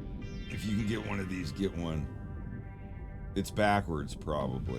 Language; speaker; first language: English; native; English